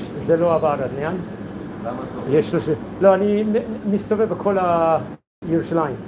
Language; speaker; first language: Hebrew; non-native, learner; English